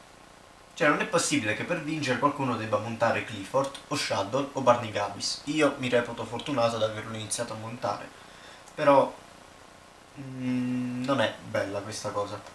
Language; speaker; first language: Italian; native; Italian